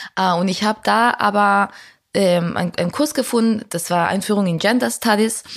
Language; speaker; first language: German; non-native, fluent; Spanish